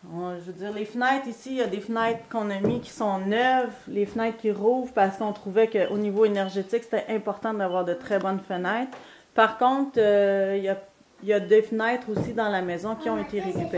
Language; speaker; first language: French; native; French